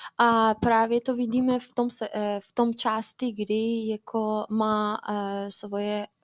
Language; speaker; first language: Czech; non-native, fluent; Persian